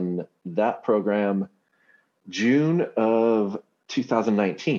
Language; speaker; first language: English; native; English